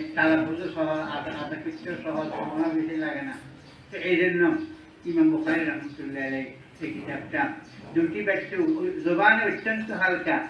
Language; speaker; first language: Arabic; non-native, fluent; Bangla